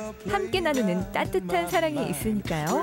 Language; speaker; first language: Korean; native; Korean